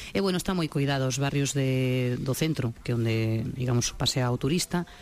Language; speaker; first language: Galician; non-native, local second language; Spanish